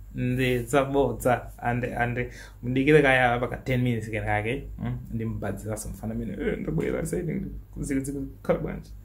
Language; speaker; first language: Nyanja; native; Nyanja